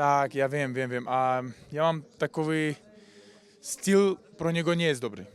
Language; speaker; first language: Polish; non-native, learner; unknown